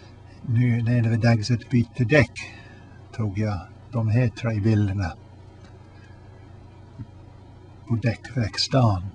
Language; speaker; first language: Swedish; non-native, learner; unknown